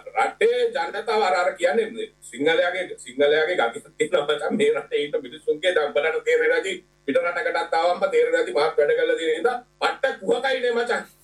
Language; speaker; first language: Sinhala; native; Sinhala